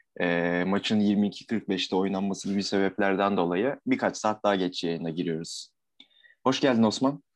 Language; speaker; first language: Turkish; native; Turkish